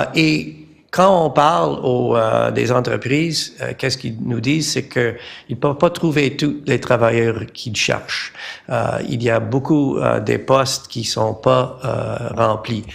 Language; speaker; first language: French; non-native, learner; English